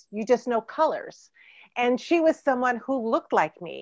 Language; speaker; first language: English; native; English